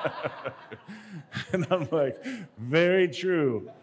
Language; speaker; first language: English; native; English